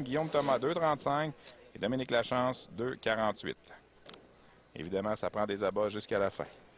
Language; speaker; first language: French; native; French